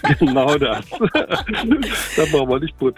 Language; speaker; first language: German; native; German